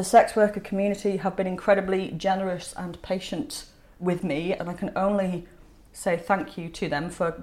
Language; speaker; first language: English; native; English